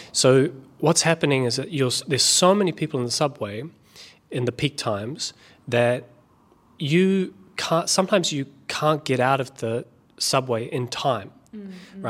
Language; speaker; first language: English; native; English